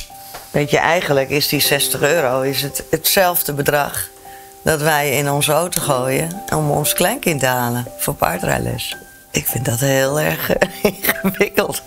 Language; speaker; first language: Dutch; native; Dutch